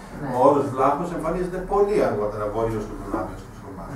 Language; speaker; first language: Greek; non-native, fluent; German